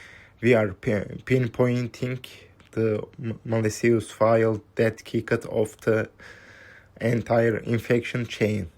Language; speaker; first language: English; non-native, fluent; Turkish